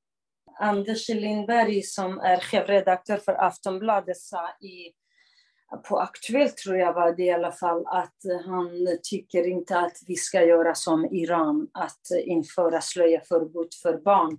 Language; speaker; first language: Swedish; non-native, fluent; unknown